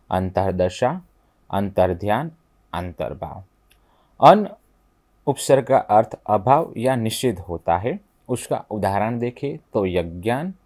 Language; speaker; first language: Hindi; non-native, local second language; Gujarati